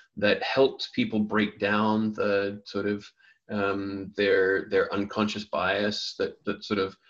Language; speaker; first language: English; native; English